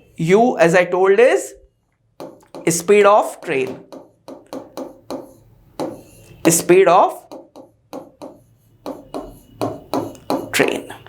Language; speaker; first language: English; non-native, local second language; Hindi